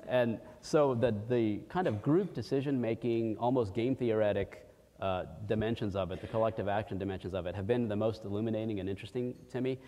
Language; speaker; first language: English; early bilingual, other home language; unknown